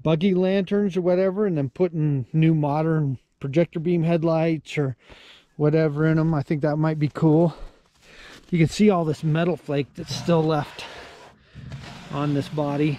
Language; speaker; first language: English; native; English